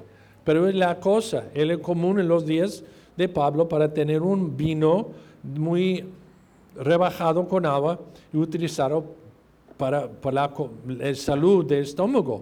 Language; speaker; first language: Spanish; non-native, fluent; English